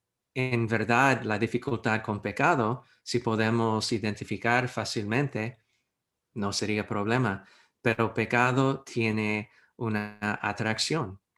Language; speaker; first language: Spanish; non-native, fluent; English